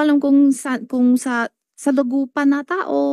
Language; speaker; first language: Filipino; non-native, learner; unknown